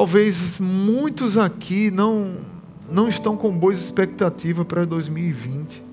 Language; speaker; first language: Portuguese; native; Portuguese